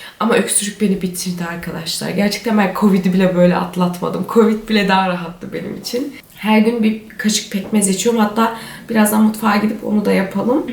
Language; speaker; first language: Turkish; early bilingual, heritage; Turkish